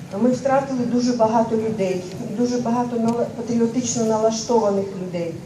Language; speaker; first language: Ukrainian; native; Ukrainian